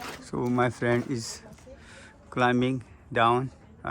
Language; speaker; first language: English; non-native, learner; Hindi